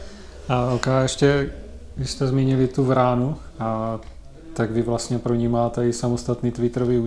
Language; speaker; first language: Czech; native; Czech